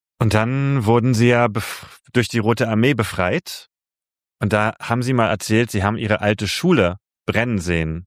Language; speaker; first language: German; native; German